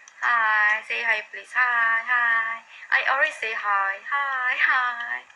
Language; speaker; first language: English; non-native, learner; Korean